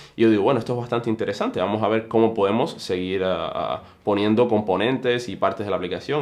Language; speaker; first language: Spanish; native; Spanish